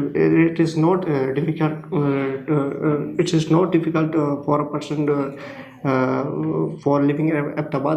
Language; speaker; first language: English; non-native, learner; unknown